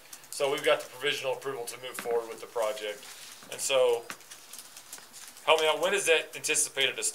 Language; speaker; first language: English; native; English